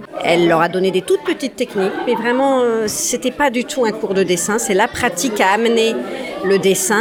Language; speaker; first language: French; native; French